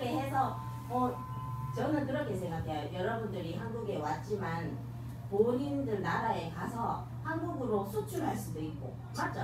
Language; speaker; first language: Korean; native; Korean